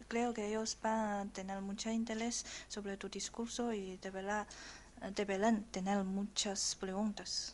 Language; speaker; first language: Spanish; non-native, learner; Chinese